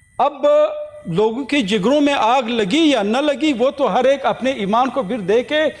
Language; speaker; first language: Urdu; non-native, local second language; Pashto